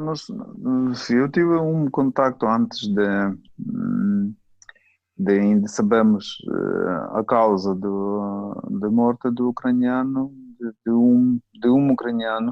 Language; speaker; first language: Portuguese; non-native, fluent; Ukrainian